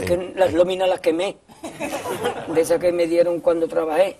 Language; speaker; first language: Spanish; native; Spanish